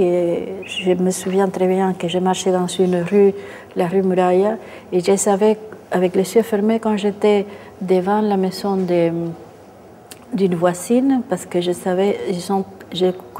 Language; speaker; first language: French; non-native, fluent; Spanish